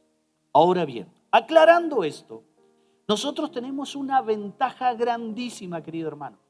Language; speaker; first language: Spanish; native; Spanish